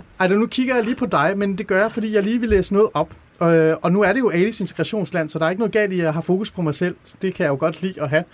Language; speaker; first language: Danish; early bilingual, other home language; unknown